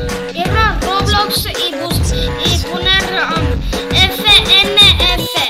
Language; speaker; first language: Spanish; early bilingual, heritage; English